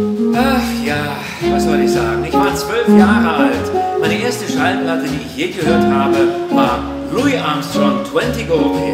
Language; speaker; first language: German; native; German